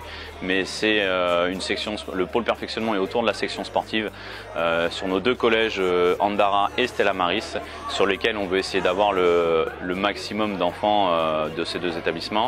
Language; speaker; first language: French; native; French